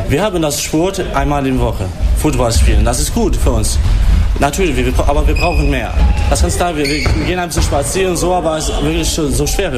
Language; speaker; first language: German; non-native, learner; Albanian